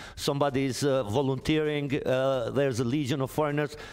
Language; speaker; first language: English; non-native, fluent; Albanian